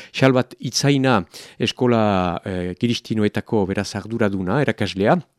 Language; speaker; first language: Basque; native; Basque